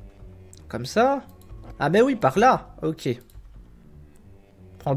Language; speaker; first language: French; native; French